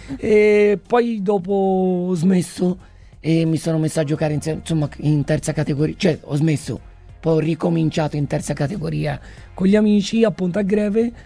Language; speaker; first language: Italian; early bilingual, other home language; Arabic